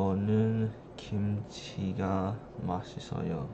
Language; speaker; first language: Korean; non-native, learner; English